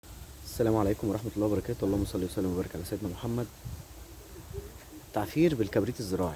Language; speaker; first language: Arabic; native; Arabic